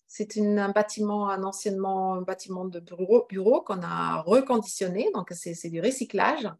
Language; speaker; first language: French; non-native, fluent; German